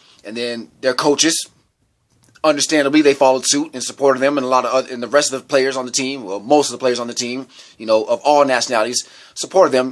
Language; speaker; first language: English; native; English